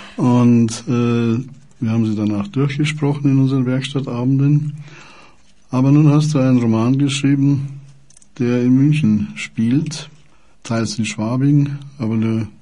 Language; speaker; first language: German; native; German